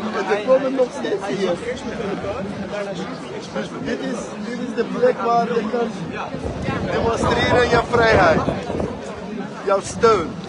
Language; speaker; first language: Dutch; non-native, fluent; Azerbaijani